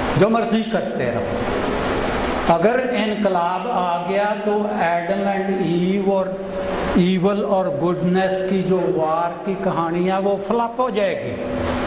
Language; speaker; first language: Hindi; non-native, local second language; Punjabi